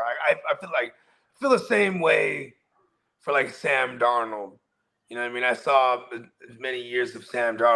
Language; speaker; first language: English; native; English